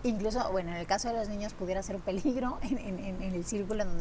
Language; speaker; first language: Spanish; native; Spanish